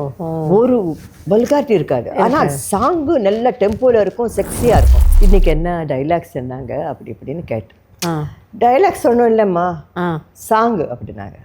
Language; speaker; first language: Tamil; non-native, local second language; Telugu